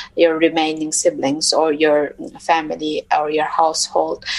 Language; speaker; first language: English; non-native, local second language; Mizo